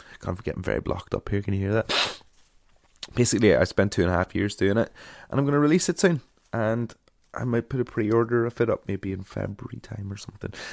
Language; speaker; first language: English; native; English